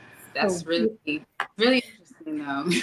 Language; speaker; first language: English; native; English